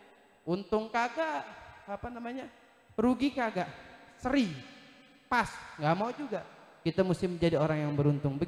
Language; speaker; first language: Indonesian; native; Indonesian